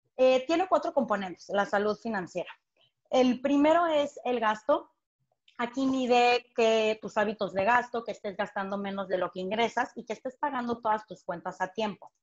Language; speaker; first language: Spanish; native; Spanish